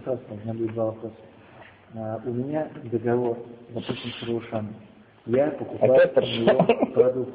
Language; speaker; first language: Russian; native; Russian